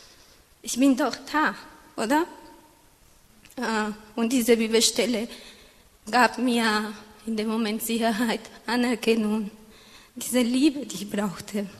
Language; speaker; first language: German; non-native, fluent; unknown